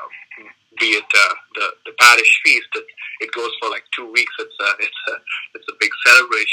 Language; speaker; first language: English; non-native, local second language; Malayalam